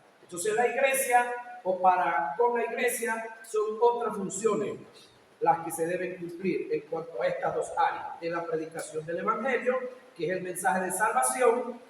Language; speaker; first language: Spanish; native; Spanish